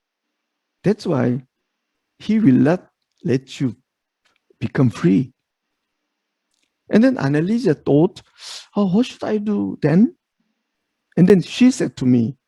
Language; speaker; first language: English; non-native, fluent; Korean